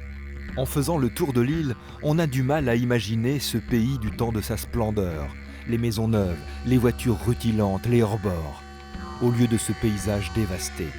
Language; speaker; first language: French; native; French